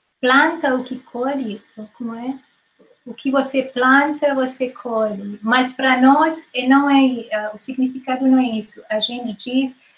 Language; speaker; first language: Portuguese; non-native, fluent; Hungarian